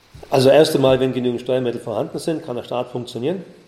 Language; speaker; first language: German; native; German